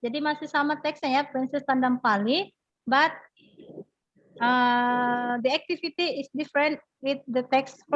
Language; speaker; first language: English; non-native, learner; Indonesian